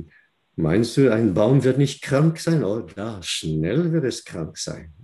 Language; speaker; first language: German; non-native, fluent; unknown